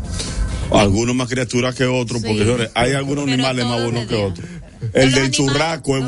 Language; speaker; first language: Spanish; native; Spanish